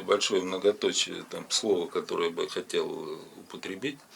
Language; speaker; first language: Russian; native; Russian